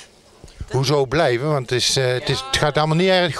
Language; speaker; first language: Dutch; native; Dutch